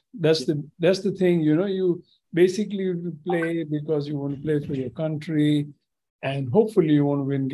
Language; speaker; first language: English; non-native, local second language; Gujarati